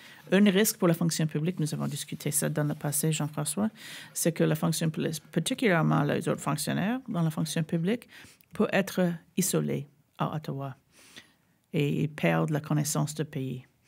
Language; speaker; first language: French; non-native, fluent; English